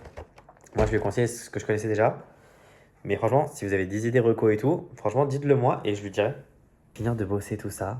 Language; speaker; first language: French; native; French